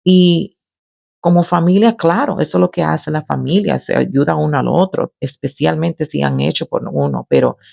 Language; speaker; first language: Spanish; early bilingual, other home language; English